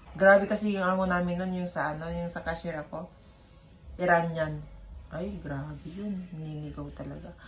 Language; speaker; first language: Filipino; native; Filipino